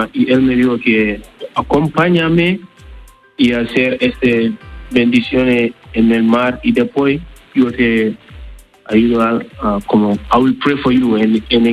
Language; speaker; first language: Spanish; non-native, learner; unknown